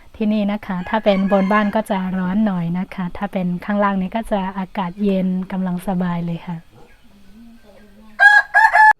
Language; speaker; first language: Thai; non-native, local second language; Shan